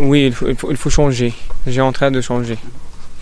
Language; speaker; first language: French; non-native, learner; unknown